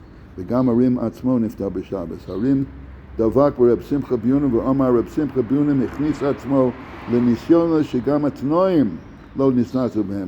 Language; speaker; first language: Hebrew; non-native, fluent; English